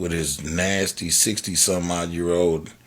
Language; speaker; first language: English; native; English